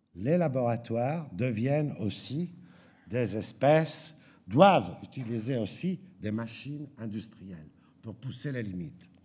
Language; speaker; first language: French; native; French